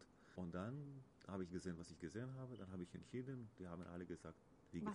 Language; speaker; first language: German; non-native, learner; Hebrew